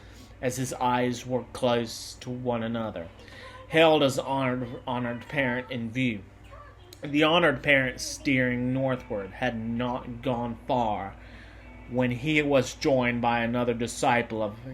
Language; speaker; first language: English; native; English